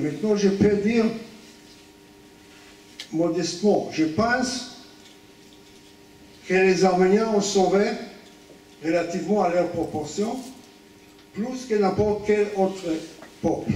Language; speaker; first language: French; non-native, fluent; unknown